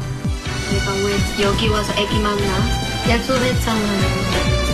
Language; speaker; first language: Korean; non-native, learner; Vietnamese